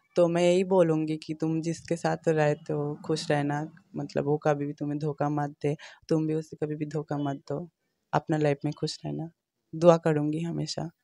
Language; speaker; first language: Hindi; non-native, local second language; Bangla